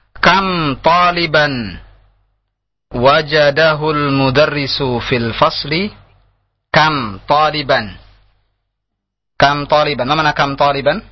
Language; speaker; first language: Arabic; non-native, fluent; Indonesian